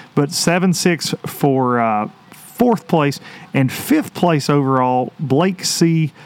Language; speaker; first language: English; native; English